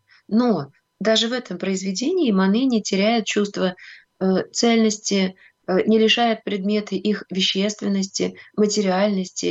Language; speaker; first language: Russian; native; Russian